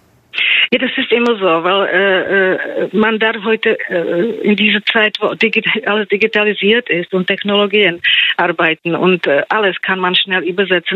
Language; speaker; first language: German; non-native, fluent; Czech